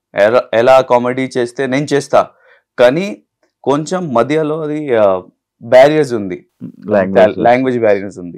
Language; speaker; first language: Telugu; non-native, local second language; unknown